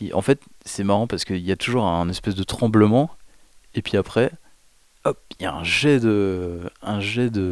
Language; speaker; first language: French; native; French